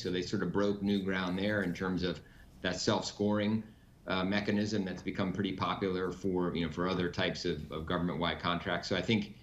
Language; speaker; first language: English; native; English